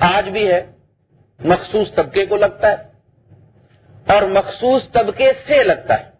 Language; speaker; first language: Urdu; non-native, local second language; Punjabi